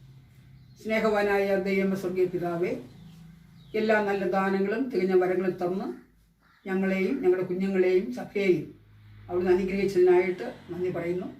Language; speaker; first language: Malayalam; native; Malayalam